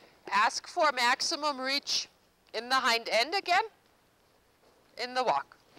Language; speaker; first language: English; non-native, fluent; German